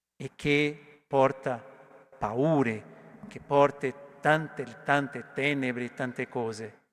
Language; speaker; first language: Italian; non-native, learner; Portuguese